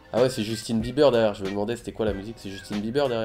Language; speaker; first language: French; native; French